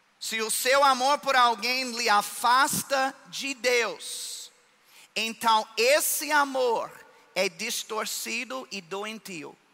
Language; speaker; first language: Portuguese; non-native, fluent; English